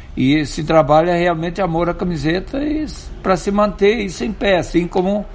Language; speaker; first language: Portuguese; non-native, local second language; German